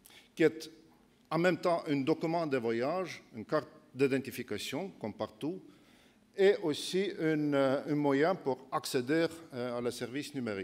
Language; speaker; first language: French; non-native, fluent; Estonian